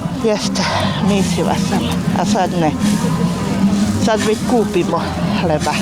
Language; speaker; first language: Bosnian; non-native, local second language; Hungarian